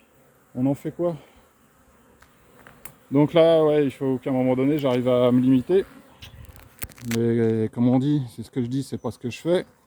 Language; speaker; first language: French; native; French